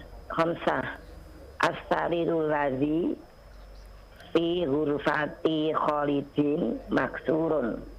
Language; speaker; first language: Arabic; non-native, learner; Indonesian